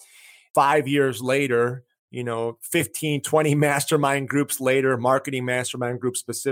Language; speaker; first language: English; early bilingual, other home language; Greek